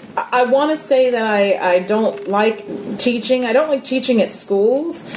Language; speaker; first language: English; native; English